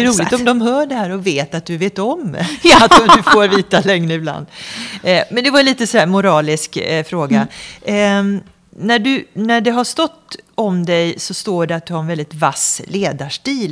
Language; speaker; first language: Swedish; native; Swedish